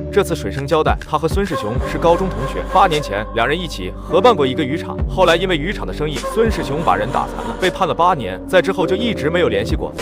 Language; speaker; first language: Chinese; native; Chinese